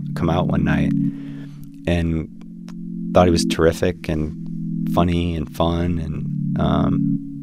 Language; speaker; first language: English; native; English